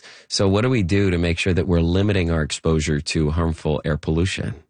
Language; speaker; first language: English; native; English